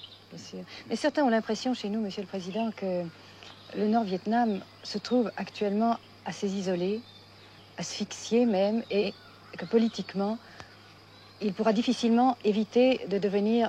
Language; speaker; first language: French; native; French